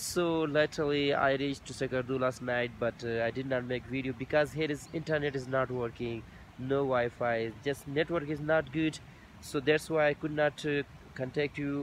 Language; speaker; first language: English; non-native, local second language; Urdu